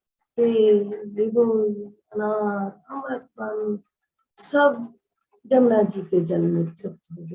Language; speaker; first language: Hindi; native; Hindi